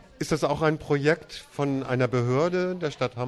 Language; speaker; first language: German; native; German